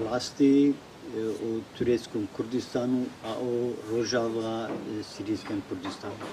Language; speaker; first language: Czech; non-native, learner; Kurdish